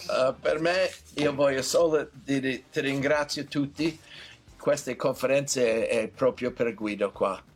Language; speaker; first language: Italian; non-native, learner; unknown